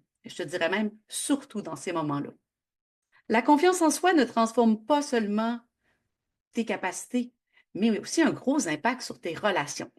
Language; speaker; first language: French; native; French